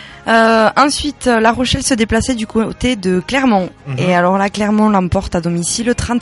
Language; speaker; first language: French; native; French